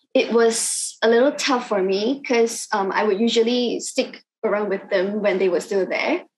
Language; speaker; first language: English; non-native, local second language; Cantonese